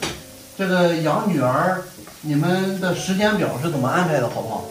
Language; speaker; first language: Chinese; native; Chinese